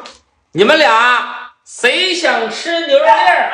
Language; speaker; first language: Chinese; native; Chinese